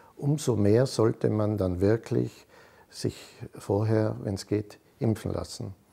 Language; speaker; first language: German; native; German